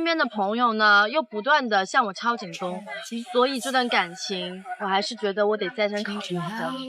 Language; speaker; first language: Chinese; native; Chinese